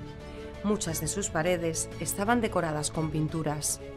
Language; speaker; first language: Spanish; native; Spanish